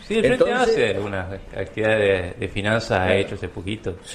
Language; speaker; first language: Spanish; native; Spanish